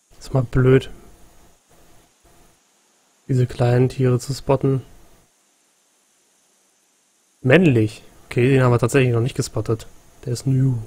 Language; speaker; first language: German; native; German